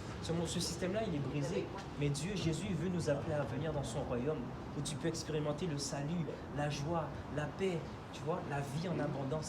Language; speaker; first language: French; native; French